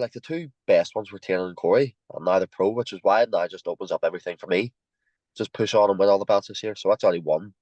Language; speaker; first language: English; native; English